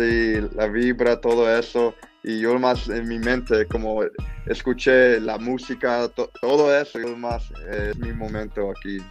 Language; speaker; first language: Spanish; early bilingual, heritage; English